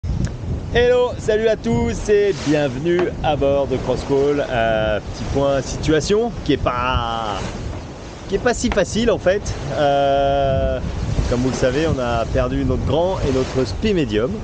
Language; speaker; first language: French; native; French